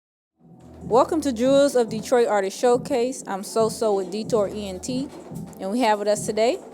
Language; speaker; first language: English; native; English